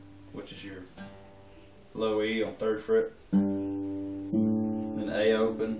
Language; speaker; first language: English; native; English